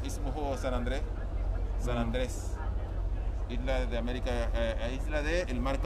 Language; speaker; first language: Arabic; non-native, learner; Spanish